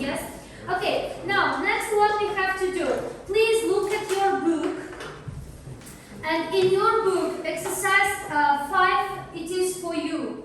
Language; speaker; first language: English; non-native, fluent; Uzbek